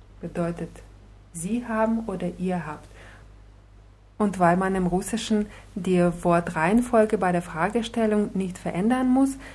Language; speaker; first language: German; non-native, fluent; Russian